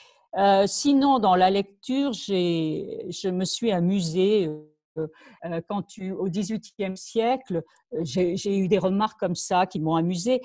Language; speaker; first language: French; native; French